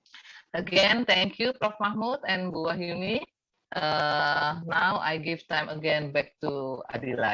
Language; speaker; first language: English; non-native, fluent; Indonesian